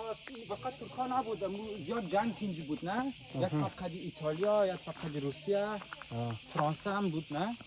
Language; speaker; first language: Persian; early bilingual, heritage; Persian